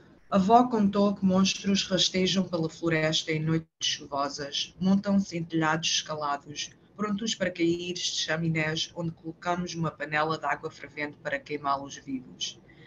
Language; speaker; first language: Portuguese; early bilingual, heritage; Portuguese